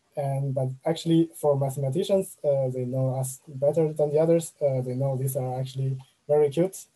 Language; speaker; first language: English; non-native, fluent; Chinese